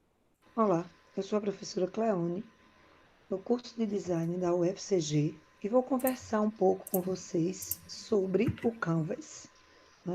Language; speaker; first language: Portuguese; native; Portuguese